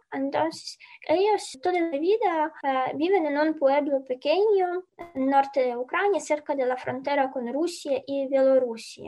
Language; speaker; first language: Spanish; non-native, fluent; Ukrainian